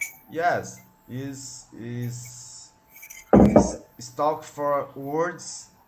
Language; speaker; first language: English; non-native, learner; Portuguese